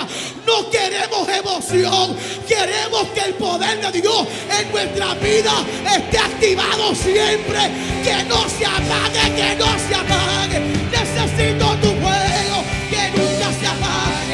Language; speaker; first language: Spanish; native; Spanish